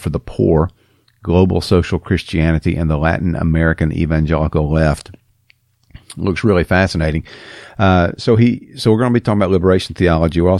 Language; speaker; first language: English; native; English